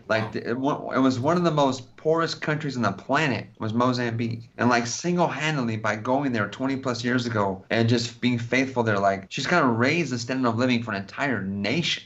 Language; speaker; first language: English; native; English